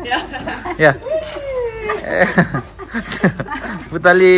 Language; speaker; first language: English; non-native, local second language; Nepali